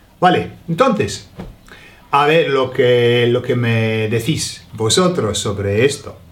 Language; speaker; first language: Spanish; non-native, fluent; English